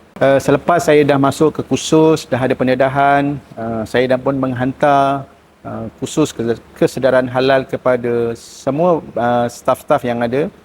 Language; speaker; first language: Malay; native; Malay